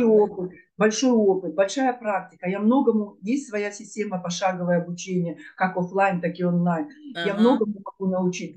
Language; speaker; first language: Russian; native; Russian